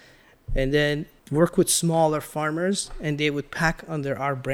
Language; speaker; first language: English; early bilingual, other home language; Persian